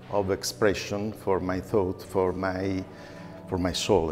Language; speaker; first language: English; non-native, learner; Italian